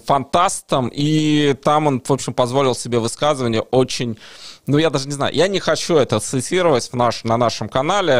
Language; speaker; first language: Russian; native; Russian